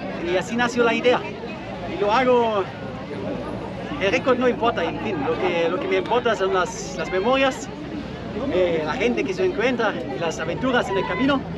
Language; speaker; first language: Spanish; non-native, fluent; German